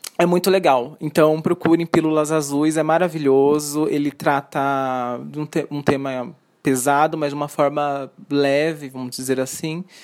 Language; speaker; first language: Portuguese; native; Portuguese